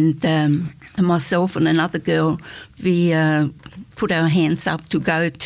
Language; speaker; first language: English; non-native, fluent; German